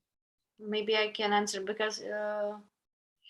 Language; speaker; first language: English; non-native, learner; Ukrainian